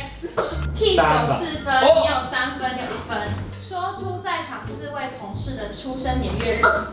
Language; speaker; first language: Chinese; native; Chinese